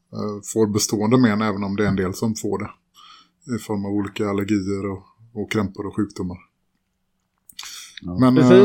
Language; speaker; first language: Swedish; native; Swedish